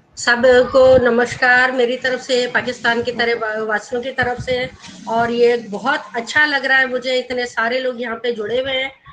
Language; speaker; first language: Urdu; non-native, local second language; Gujarati